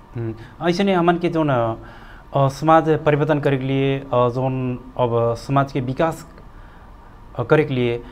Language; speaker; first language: Bhojpuri; non-native, local second language; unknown